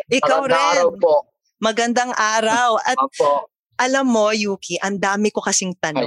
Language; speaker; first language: Filipino; native; Filipino